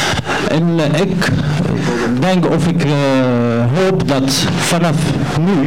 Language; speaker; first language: Dutch; non-native, learner; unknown